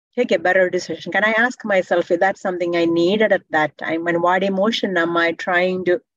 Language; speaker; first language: English; non-native, local second language; Malayalam